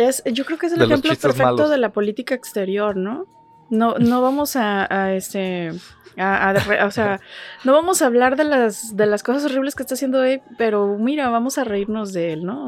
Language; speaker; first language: Spanish; native; Spanish